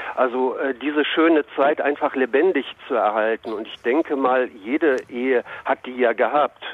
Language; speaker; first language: German; native; German